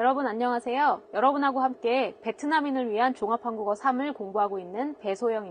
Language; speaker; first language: Korean; native; Korean